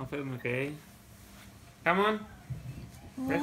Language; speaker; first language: English; non-native, learner; Spanish